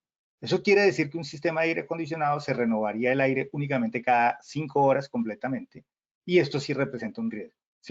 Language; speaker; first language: Spanish; native; Spanish